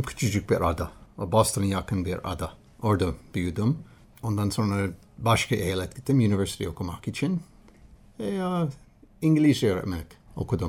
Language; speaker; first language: Turkish; non-native, learner; English